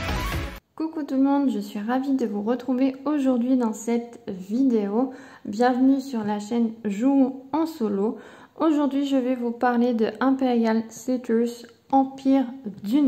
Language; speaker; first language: French; native; French